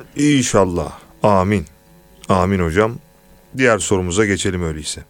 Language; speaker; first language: Turkish; native; Turkish